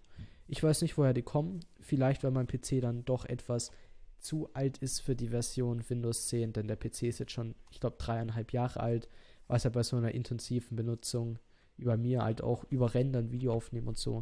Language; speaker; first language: German; native; German